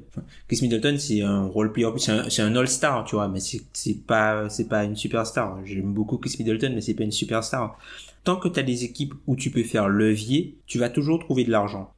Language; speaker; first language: French; native; French